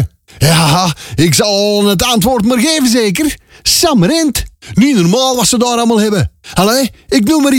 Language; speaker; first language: Dutch; native; Dutch